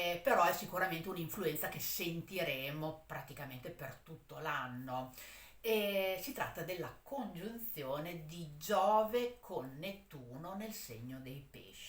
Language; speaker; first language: Italian; native; Italian